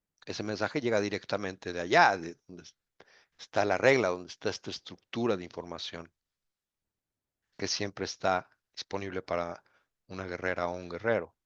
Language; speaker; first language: Spanish; native; Spanish